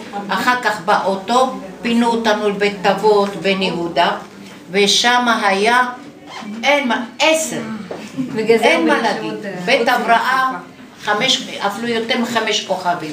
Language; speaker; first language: Hebrew; non-native, fluent; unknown